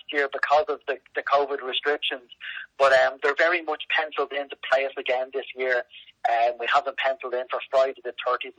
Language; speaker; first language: English; native; English